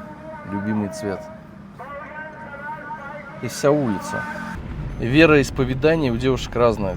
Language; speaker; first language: Russian; native; Russian